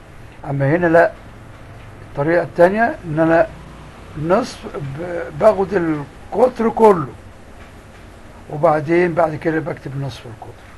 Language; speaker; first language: Arabic; native; Arabic